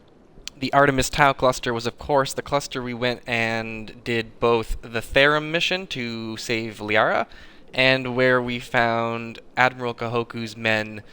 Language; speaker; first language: English; native; English